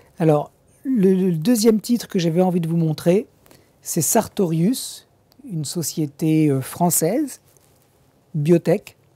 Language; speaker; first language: French; native; French